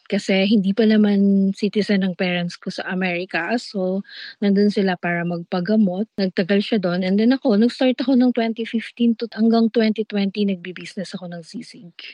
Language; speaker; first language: Filipino; non-native, local second language; Pampanga